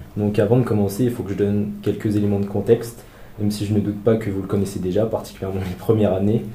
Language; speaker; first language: French; native; French